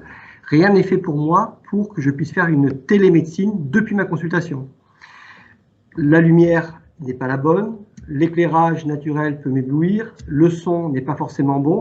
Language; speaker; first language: French; native; French